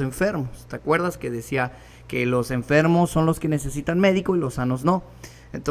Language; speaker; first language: Spanish; native; Spanish